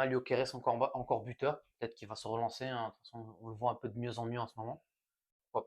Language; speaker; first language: French; native; French